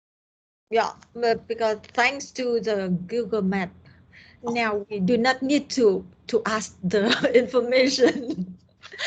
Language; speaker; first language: English; non-native, learner; Vietnamese